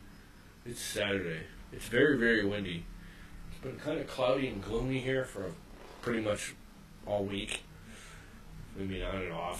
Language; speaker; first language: English; native; English